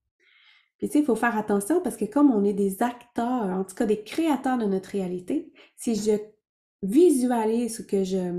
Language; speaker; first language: French; native; French